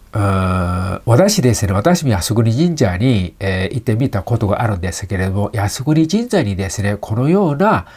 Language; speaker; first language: Japanese; non-native, fluent; Chinese